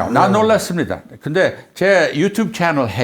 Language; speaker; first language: Korean; non-native, fluent; English